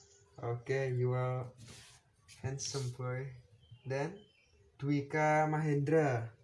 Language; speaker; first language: English; non-native, learner; Indonesian